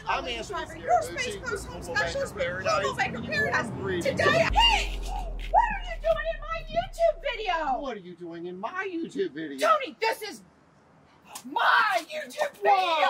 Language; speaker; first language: English; native; English